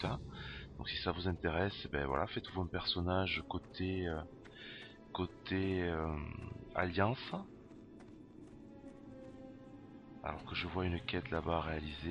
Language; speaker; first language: French; native; French